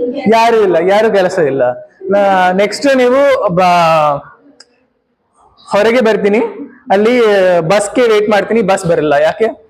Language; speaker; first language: Kannada; non-native, learner; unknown